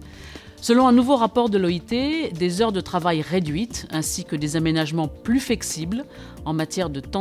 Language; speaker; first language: French; native; French